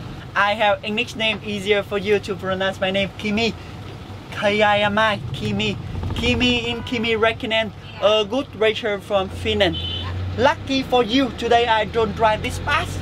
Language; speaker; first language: English; non-native, fluent; Vietnamese